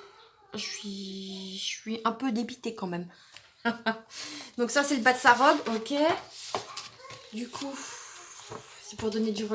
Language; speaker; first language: French; native; French